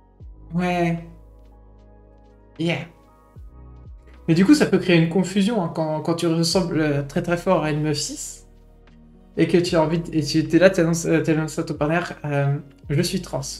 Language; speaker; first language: French; native; French